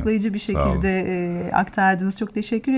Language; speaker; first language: Turkish; native; Turkish